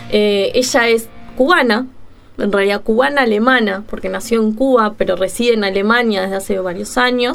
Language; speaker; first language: Spanish; native; Spanish